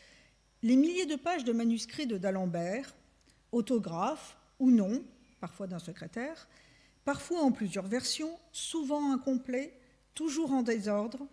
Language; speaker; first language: French; native; French